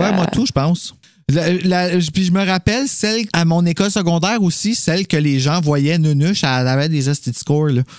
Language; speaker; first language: French; native; French